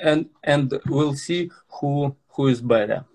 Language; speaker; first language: English; non-native, learner; Russian